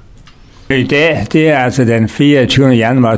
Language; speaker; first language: Danish; native; Danish